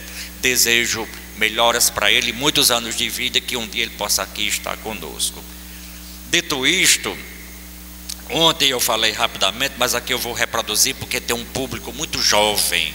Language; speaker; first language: Portuguese; native; Portuguese